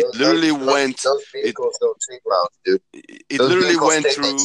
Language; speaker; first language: English; early bilingual, heritage; Swedish